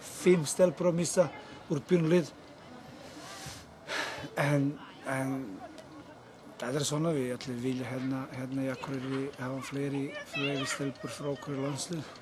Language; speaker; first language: Icelandic; non-native, learner; Serbian